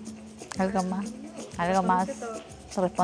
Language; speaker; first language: Spanish; native; Spanish